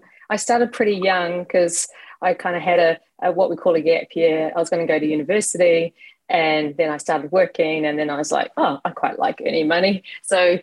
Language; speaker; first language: English; native; English